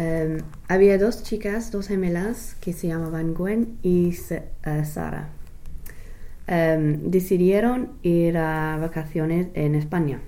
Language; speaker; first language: Spanish; non-native, fluent; English